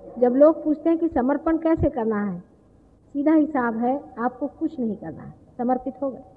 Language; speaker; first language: Hindi; non-native, local second language; Marathi